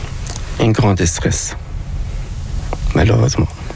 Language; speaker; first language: French; non-native, local second language; Arabic